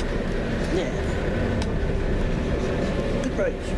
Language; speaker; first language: English; native; English